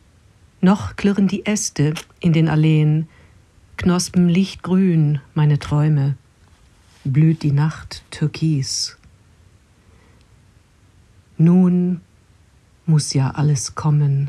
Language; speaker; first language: German; non-native, fluent; English